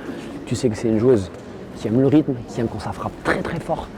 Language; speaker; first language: French; native; French